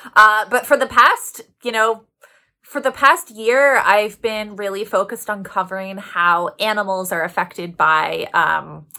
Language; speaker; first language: English; native; English